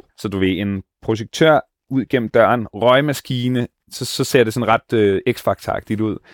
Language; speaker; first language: Danish; native; Danish